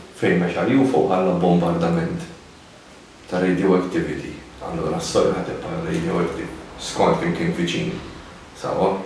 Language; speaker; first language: Maltese; native; Maltese